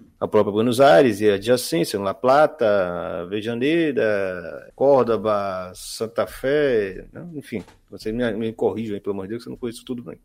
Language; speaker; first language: Portuguese; native; Portuguese